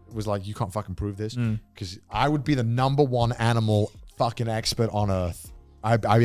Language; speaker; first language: English; native; English